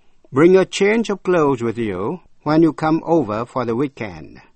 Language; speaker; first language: English; non-native, fluent; Vietnamese